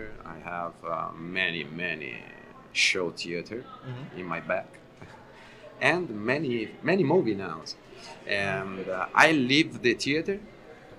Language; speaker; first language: English; non-native, learner; Italian